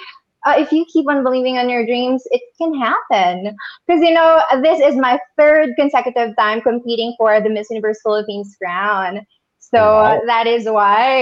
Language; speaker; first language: English; non-native, local second language; Bikol